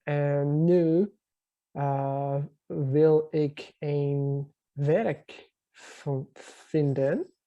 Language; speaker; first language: Dutch; non-native, learner; Persian